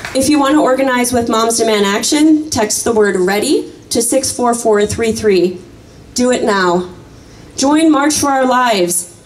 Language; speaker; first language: English; native; English